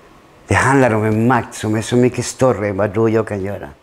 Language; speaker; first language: Swedish; non-native, fluent; Spanish